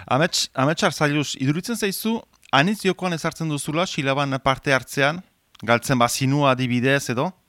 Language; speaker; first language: Basque; native; Basque